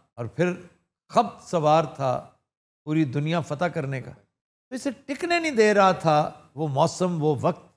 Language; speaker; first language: Urdu; non-native, local second language; Punjabi